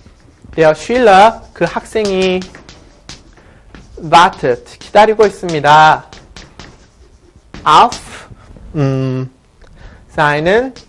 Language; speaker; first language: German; non-native, fluent; Korean